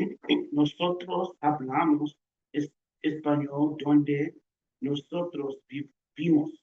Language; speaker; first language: Spanish; non-native, learner; English